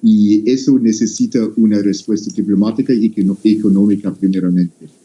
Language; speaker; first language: Spanish; non-native, fluent; English